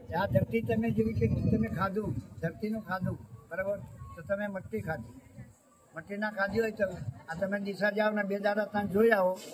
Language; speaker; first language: Gujarati; non-native, local second language; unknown